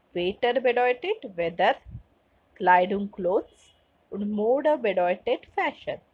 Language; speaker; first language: German; non-native, fluent; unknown